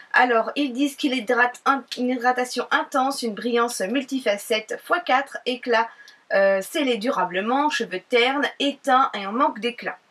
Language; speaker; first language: French; native; French